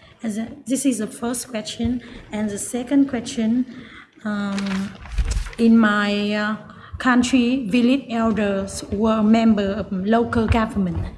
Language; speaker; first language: English; non-native, learner; Vietnamese